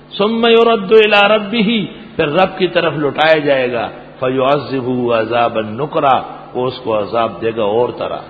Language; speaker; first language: Urdu; non-native, local second language; Pashto